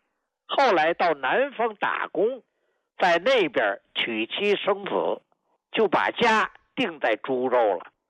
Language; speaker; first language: Chinese; native; Chinese